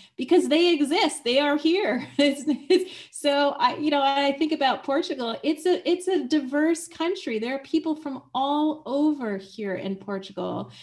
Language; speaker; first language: English; native; English